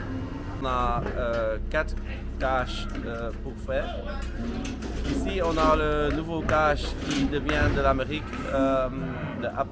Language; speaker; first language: French; non-native, local second language; Dutch